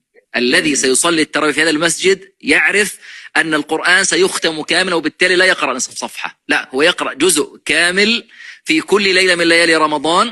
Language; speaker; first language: Arabic; native; Arabic